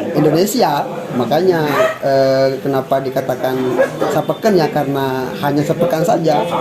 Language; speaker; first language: Indonesian; non-native, local second language; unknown